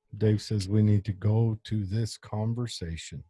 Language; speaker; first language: English; native; English